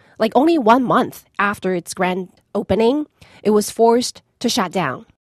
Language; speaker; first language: English; non-native, fluent; Chinese